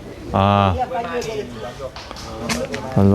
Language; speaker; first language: Italian; non-native, learner; Korean